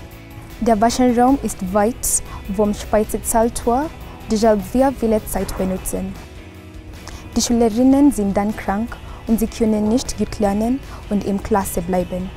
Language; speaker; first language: German; non-native, learner; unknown